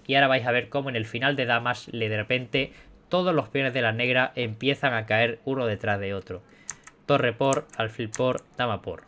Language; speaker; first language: Spanish; native; Spanish